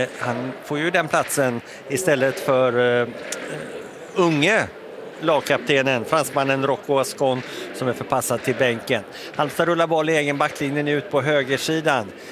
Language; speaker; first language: Swedish; native; Swedish